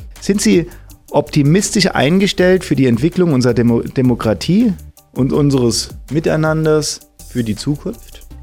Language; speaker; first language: German; native; German